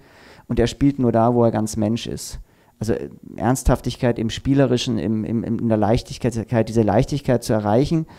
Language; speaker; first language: German; native; German